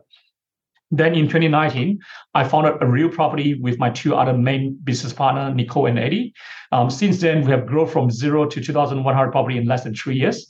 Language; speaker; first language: English; non-native, local second language; Chinese